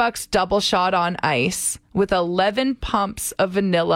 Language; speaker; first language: English; native; English